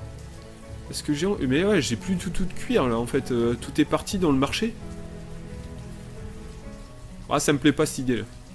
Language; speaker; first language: French; native; French